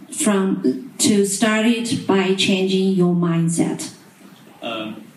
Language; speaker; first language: English; non-native, fluent; German